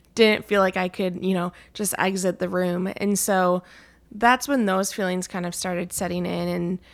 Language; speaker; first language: English; native; English